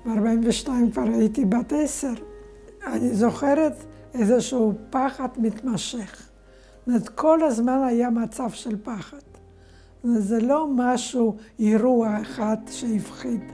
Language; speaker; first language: Hebrew; non-native, fluent; Polish